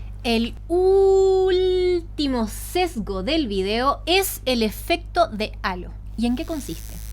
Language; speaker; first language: Spanish; native; Spanish